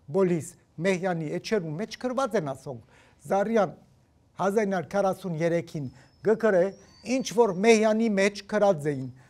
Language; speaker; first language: Armenian; early bilingual, heritage; Armenian